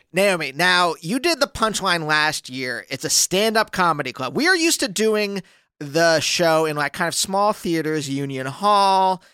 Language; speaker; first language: English; native; English